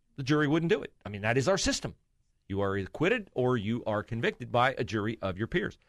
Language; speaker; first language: English; native; English